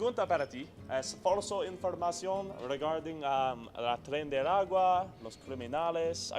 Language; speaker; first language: Spanish; non-native, learner; English